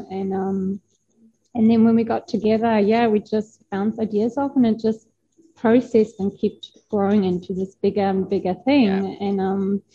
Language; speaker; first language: English; non-native, fluent; German